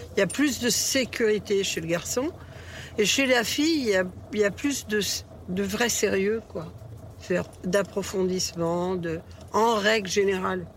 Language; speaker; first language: French; early bilingual, other home language; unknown